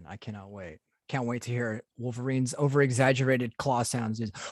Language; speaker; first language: English; native; English